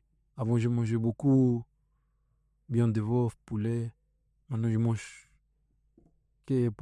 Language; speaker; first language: French; non-native, fluent; Spanish